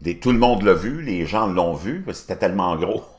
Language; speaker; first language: French; native; French